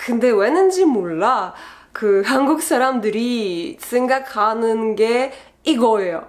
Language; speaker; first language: Korean; non-native, learner; Russian